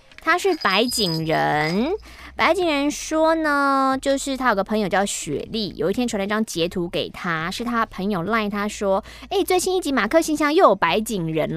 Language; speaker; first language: Chinese; native; Chinese